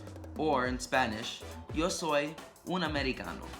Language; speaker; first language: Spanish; non-native, learner; English